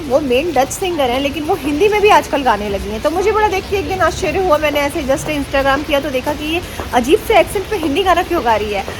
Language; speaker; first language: Hindi; native; Hindi